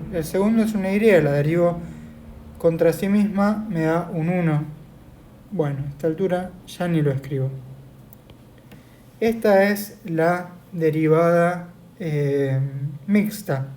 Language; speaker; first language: Spanish; native; Spanish